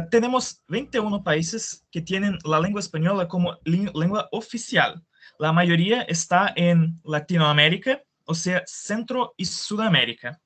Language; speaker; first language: Spanish; non-native, fluent; Portuguese